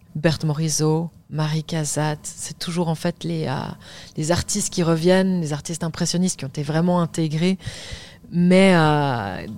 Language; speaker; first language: French; native; French